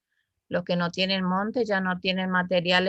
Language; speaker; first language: Spanish; non-native, local second language; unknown